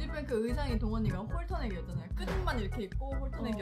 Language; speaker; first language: Korean; native; Korean